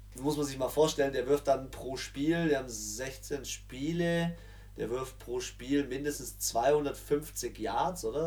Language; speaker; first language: German; native; German